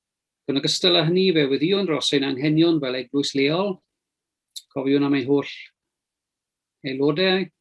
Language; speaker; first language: Welsh; native; Welsh